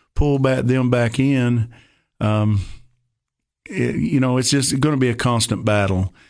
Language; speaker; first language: English; native; English